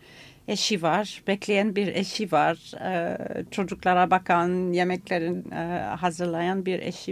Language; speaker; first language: Turkish; non-native, fluent; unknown